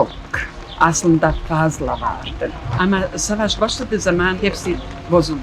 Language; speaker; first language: Turkish; non-native, learner; Bosnian